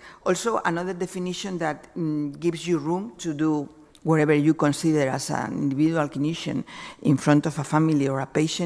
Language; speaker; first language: English; non-native, fluent; Spanish